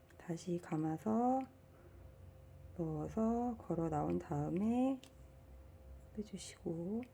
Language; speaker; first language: Korean; native; Korean